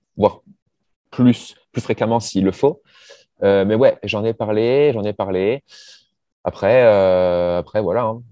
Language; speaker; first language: French; native; French